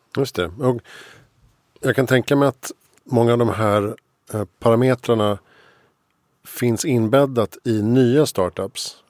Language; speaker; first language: Swedish; native; Swedish